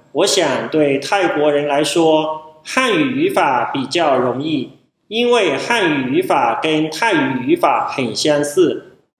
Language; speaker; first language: Chinese; non-native, fluent; Thai